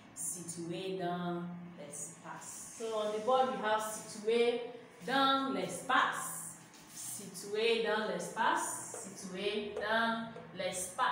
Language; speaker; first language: French; non-native, fluent; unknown